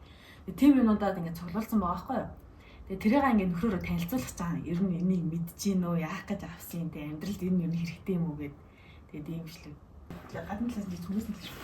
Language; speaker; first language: Mongolian; native; Mongolian